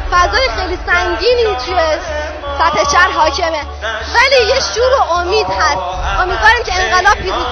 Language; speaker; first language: Persian; native; Persian